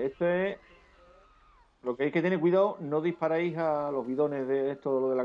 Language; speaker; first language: Spanish; native; Spanish